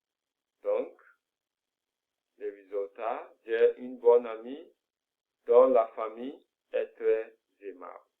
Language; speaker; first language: French; non-native, fluent; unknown